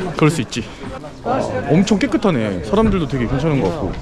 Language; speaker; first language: Korean; native; Korean